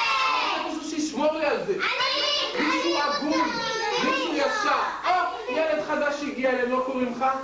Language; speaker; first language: Hebrew; native; Hebrew